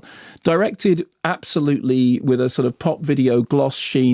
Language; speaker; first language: English; native; English